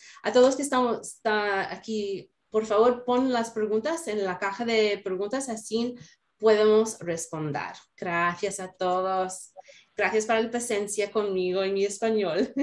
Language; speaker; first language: Spanish; non-native, learner; English